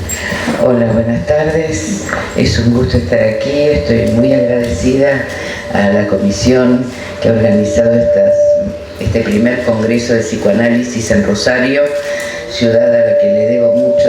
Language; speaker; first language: Spanish; native; Spanish